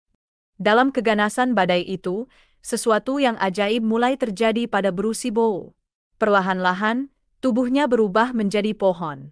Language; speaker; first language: Indonesian; native; Indonesian